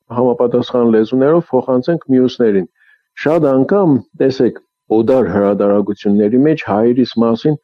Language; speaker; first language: Armenian; early bilingual, heritage; Armenian